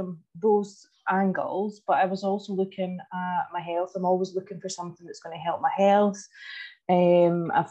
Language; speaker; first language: English; native; English